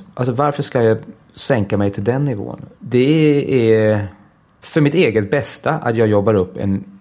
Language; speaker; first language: Swedish; early bilingual, heritage; Danish